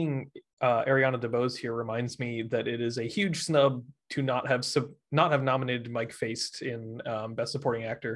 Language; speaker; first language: English; native; English